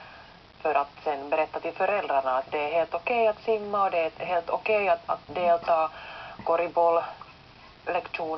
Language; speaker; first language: Swedish; non-native, local second language; Finnish